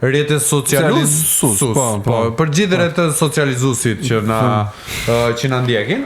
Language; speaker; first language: Albanian; native; Albanian